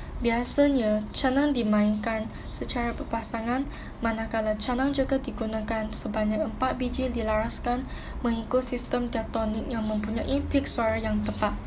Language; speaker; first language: Malay; non-native, local second language; Chinese